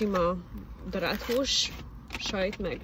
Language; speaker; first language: Hungarian; non-native, fluent; English